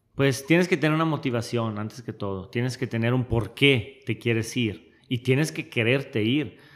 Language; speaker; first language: Spanish; non-native, fluent; Italian